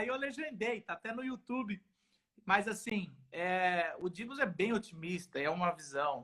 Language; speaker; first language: Portuguese; native; Portuguese